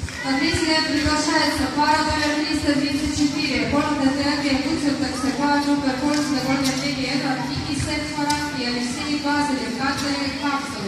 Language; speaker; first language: Russian; native; Russian